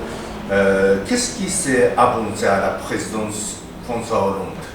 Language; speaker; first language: French; non-native, learner; Japanese